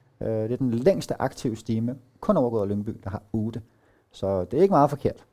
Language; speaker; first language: Danish; native; Danish